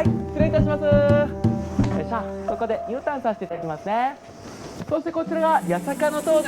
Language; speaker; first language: Japanese; native; Japanese